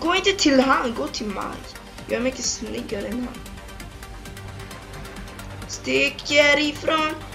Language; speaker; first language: Swedish; early bilingual, other home language; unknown